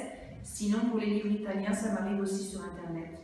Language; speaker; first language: French; non-native, fluent; Italian